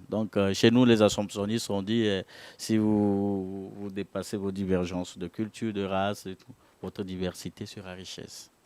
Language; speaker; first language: French; non-native, local second language; Ewe